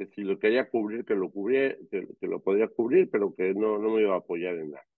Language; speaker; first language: Spanish; native; Spanish